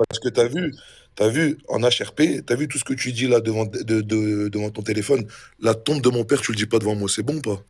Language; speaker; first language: French; native; French